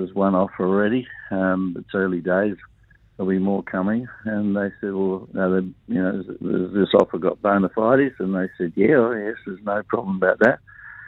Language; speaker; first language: English; native; English